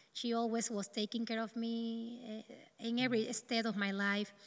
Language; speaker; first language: English; non-native, learner; Spanish